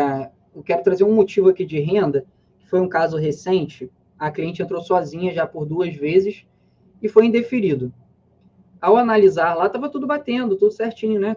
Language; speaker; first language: Portuguese; native; Portuguese